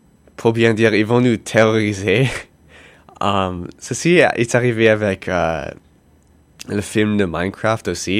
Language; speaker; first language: French; non-native, local second language; English